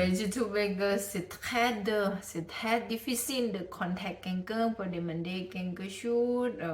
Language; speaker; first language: French; non-native, learner; Thai